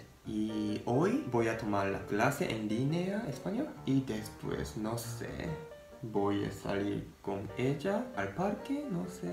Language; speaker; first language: Spanish; non-native, learner; Japanese